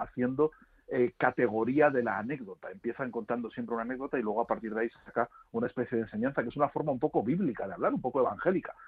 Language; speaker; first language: Spanish; native; Spanish